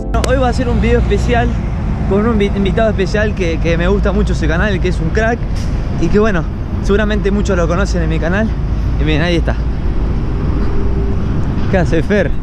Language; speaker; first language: Spanish; native; Spanish